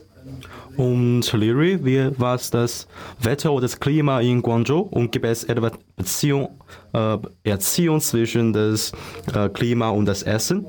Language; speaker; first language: German; non-native, learner; Chinese